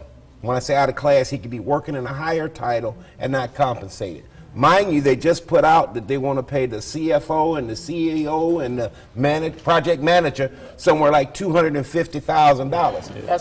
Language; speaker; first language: English; native; English